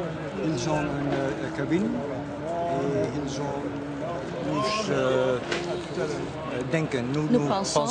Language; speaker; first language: French; non-native, learner; Dutch